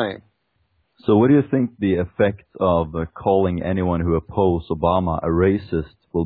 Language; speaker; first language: English; non-native, fluent; Norwegian